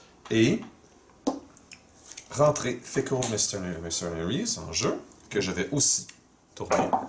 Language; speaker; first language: French; native; French